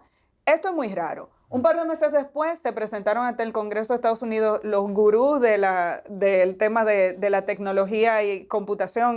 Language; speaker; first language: Spanish; native; Spanish